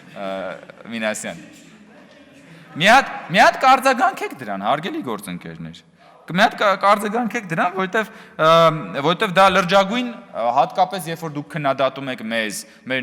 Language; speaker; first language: Armenian; native; Armenian